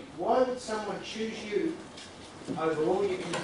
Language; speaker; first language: English; native; English